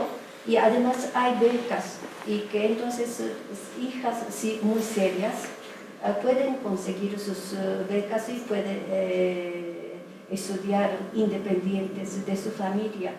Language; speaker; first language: Spanish; non-native, fluent; Japanese